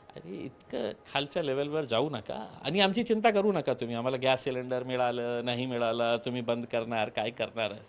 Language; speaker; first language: Marathi; non-native, local second language; Urdu